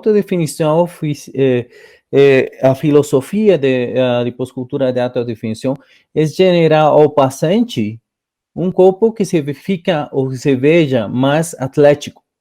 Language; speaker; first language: Portuguese; non-native, fluent; Spanish